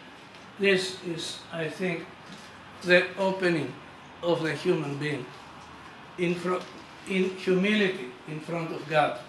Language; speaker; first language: English; non-native, fluent; Greek